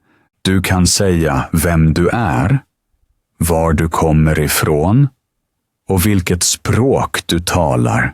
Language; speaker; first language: Swedish; native; Swedish